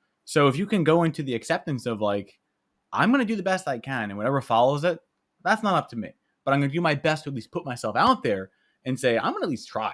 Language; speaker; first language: English; native; English